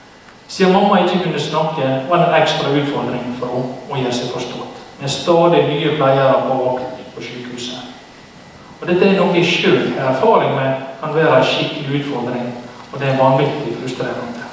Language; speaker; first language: Norwegian; native; Norwegian